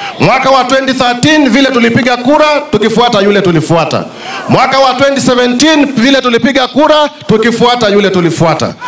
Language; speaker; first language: Swahili; non-native, local second language; Kamba